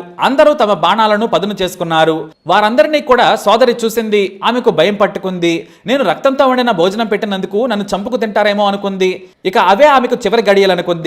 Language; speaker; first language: Telugu; native; Telugu